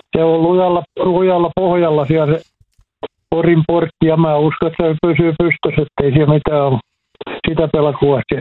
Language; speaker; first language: Finnish; native; Finnish